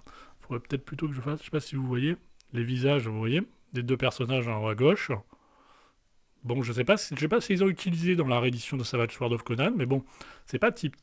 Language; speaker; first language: French; native; French